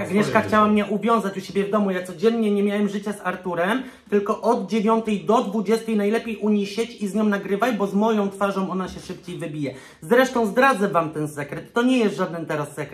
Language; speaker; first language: Polish; native; Polish